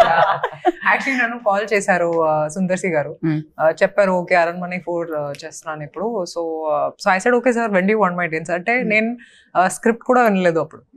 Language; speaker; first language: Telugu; non-native, fluent; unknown